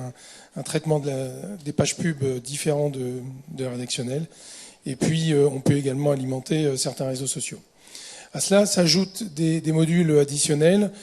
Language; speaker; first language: French; native; French